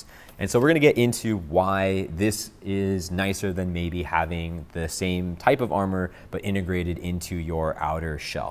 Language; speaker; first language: English; native; English